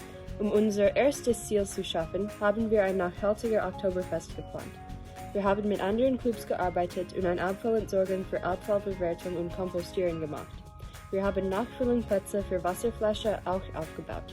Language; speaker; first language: German; non-native, learner; English